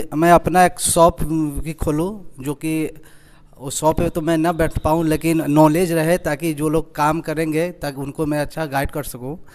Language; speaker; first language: Hindi; native; Hindi